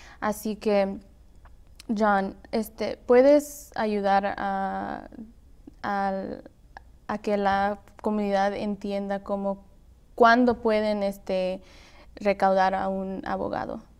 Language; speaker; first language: Spanish; early bilingual, heritage; Spanish